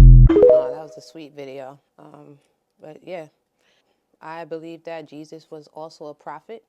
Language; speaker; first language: English; native; English